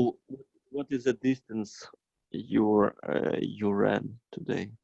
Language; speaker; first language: English; non-native, fluent; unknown